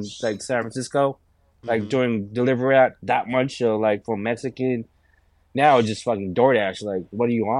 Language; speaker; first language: English; non-native, local second language; Filipino